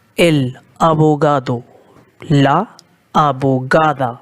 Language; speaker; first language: Spanish; non-native, fluent; Hindi